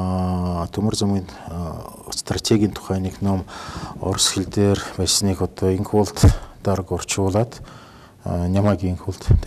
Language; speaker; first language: Mongolian; non-native, fluent; Russian